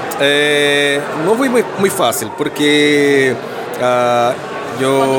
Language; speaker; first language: Spanish; non-native, learner; Portuguese